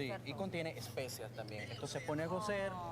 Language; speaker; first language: Spanish; native; Spanish